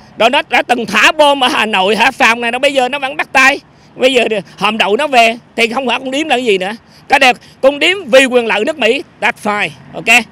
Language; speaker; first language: Vietnamese; native; Vietnamese